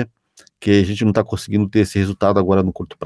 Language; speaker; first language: Portuguese; native; Portuguese